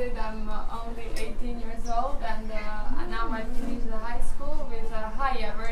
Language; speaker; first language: English; non-native, learner; Spanish